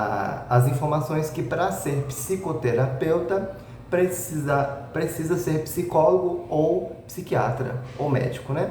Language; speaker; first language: Portuguese; native; Portuguese